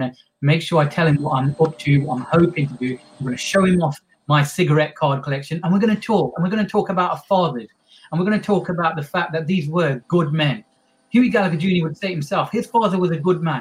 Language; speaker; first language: English; native; English